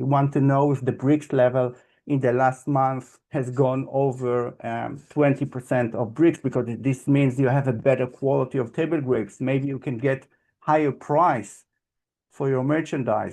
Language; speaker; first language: English; non-native, fluent; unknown